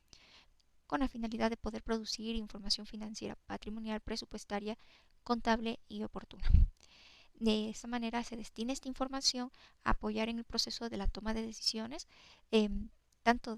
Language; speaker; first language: Spanish; native; Spanish